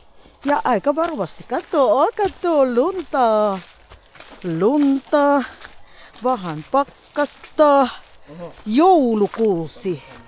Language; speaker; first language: Finnish; non-native, learner; Filipino